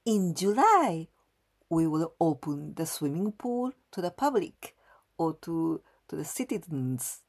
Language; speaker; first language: English; non-native, fluent; Japanese